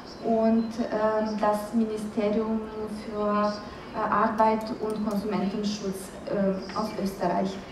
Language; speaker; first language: German; non-native, fluent; Romanian